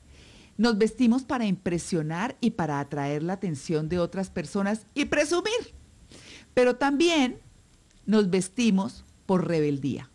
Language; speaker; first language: Spanish; native; Spanish